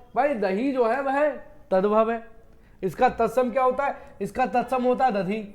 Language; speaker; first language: Hindi; native; Hindi